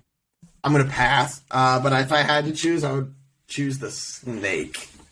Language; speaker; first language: English; native; English